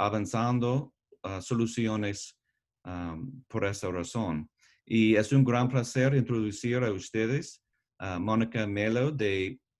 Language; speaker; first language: Spanish; non-native, learner; English